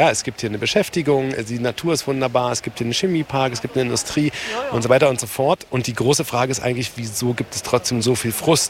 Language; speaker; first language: German; native; German